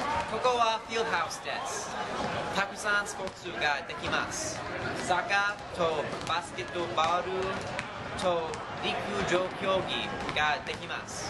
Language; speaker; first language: Japanese; non-native, learner; English